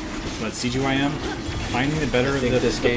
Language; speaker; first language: English; native; English